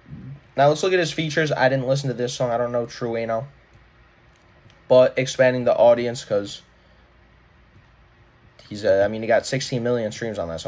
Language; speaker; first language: English; native; English